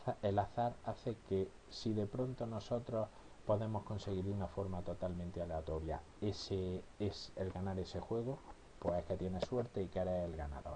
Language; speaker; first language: Spanish; native; Spanish